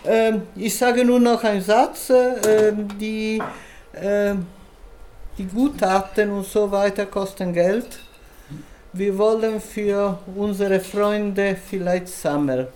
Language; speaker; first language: German; non-native, fluent; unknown